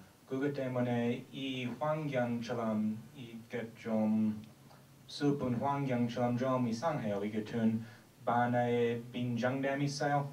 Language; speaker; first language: Korean; non-native, learner; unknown